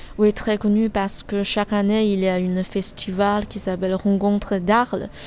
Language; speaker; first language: French; non-native, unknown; Chinese